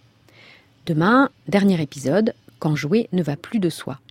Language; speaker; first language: French; native; French